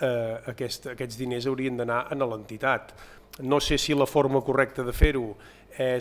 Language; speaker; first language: Catalan; native; Catalan